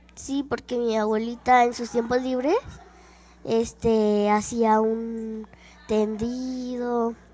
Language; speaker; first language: Spanish; native; Spanish